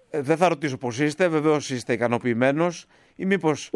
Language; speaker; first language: Greek; native; Greek